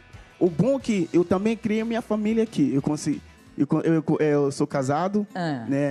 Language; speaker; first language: Portuguese; non-native, fluent; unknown